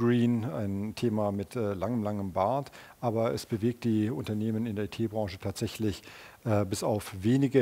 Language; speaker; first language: German; native; German